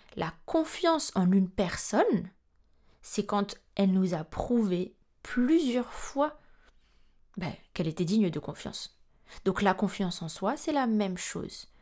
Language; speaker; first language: French; non-native, local second language; Malagasy